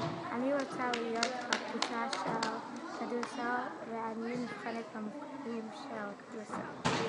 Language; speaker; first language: Hebrew; non-native, learner; English